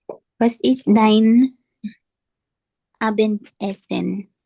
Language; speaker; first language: German; non-native, learner; Filipino